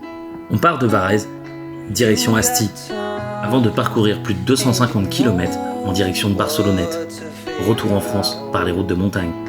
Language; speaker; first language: French; native; French